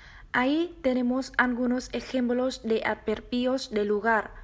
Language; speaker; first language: Spanish; non-native, learner; Vietnamese